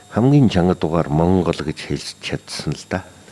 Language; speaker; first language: Mongolian; native; Mongolian